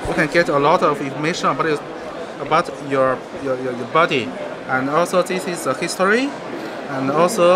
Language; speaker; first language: English; non-native, learner; Chinese